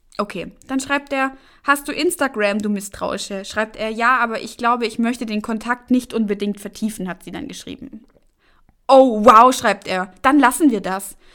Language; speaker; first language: German; native; German